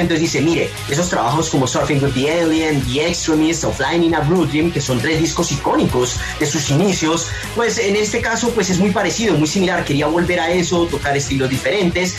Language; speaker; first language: Spanish; native; Spanish